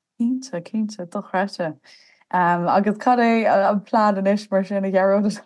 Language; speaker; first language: Irish; non-native, local second language; English